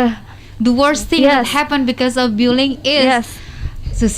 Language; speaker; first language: English; non-native, learner; Indonesian